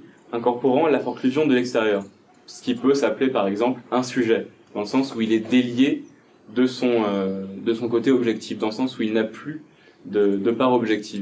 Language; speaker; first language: French; native; French